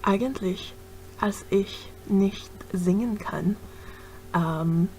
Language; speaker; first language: German; non-native, learner; English